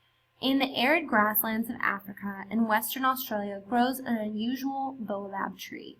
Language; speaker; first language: English; native; English